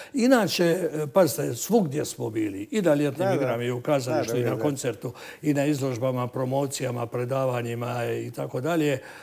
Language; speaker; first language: Croatian; native; Croatian